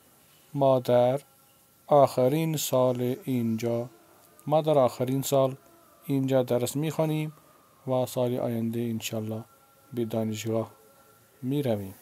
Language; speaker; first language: Persian; non-native, fluent; Urdu